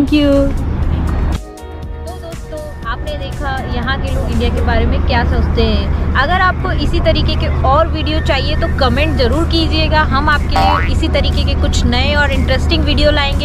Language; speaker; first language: Hindi; native; Hindi